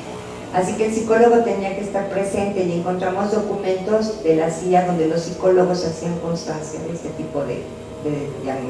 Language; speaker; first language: Spanish; native; Spanish